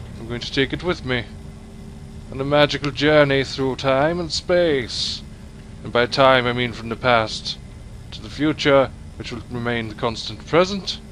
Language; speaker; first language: English; native; English